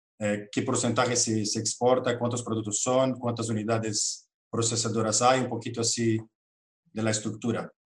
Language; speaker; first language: Spanish; non-native, fluent; Portuguese